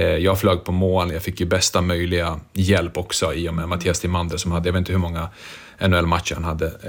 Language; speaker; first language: Swedish; early bilingual, other home language; Bosnian